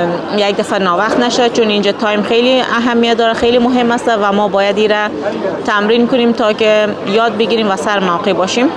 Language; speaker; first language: Persian; native; Persian